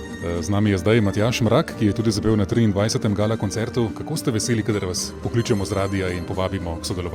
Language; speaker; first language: Slovenian; native; Slovenian